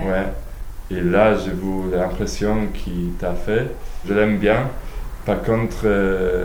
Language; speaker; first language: French; non-native, fluent; Polish